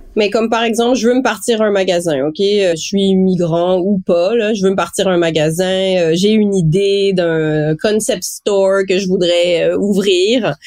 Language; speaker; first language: French; native; French